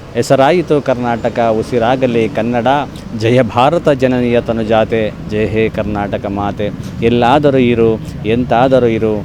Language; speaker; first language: Kannada; native; Kannada